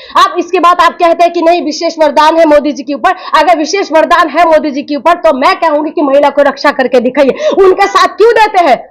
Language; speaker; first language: Hindi; non-native, local second language; Assamese